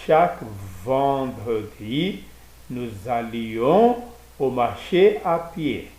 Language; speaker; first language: French; non-native, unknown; Portuguese